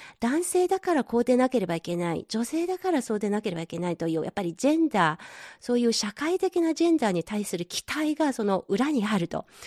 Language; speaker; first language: Japanese; non-native, fluent; Chinese